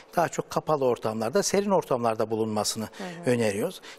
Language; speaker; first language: Turkish; native; Turkish